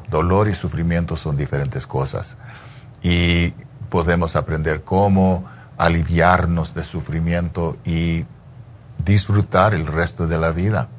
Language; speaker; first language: Spanish; early bilingual, heritage; English